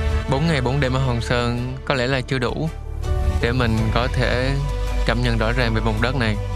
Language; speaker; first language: Vietnamese; native; Vietnamese